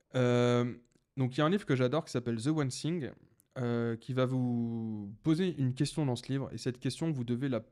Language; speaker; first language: French; native; French